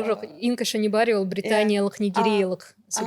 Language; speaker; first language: Kazakh; non-native, local second language; Russian